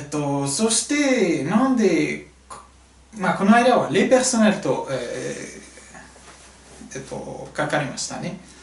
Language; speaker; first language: Japanese; non-native, fluent; French